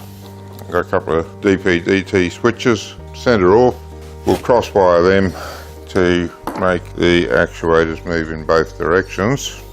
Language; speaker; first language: English; native; English